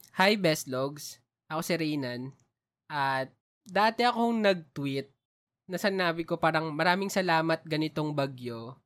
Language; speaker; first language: Filipino; native; Filipino